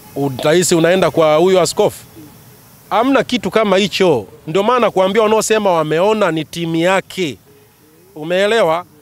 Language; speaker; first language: Swahili; native; Swahili